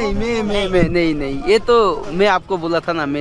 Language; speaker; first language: Hindi; non-native, learner; Bangla